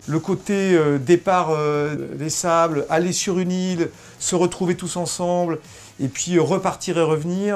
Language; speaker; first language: French; native; French